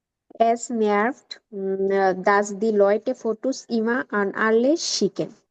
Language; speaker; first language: German; non-native, learner; Bangla